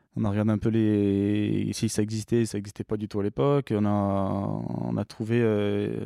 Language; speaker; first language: French; early bilingual, other home language; English